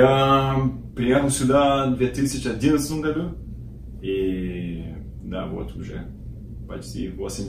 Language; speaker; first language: Russian; non-native, learner; Portuguese